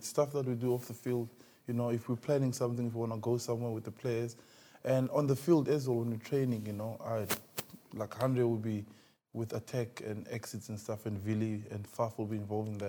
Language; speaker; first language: English; non-native, local second language; Xhosa